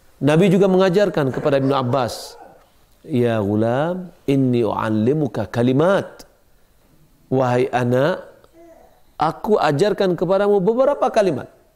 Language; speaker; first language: Malay; non-native, local second language; Minangkabau